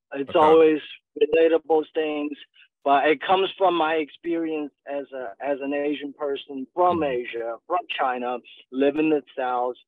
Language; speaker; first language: English; non-native, fluent; Chinese